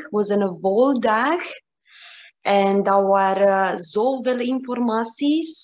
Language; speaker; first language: Dutch; non-native, learner; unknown